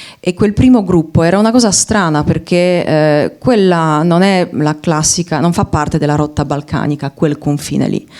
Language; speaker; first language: Italian; non-native, fluent; Polish